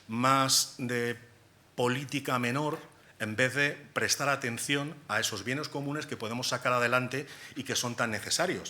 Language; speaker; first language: Spanish; native; Spanish